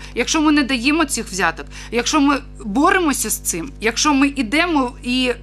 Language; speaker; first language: Ukrainian; native; Ukrainian